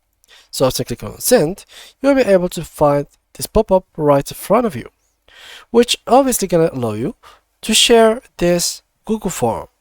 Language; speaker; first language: English; non-native, fluent; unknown